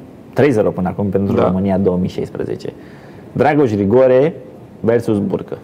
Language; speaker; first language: Romanian; native; Romanian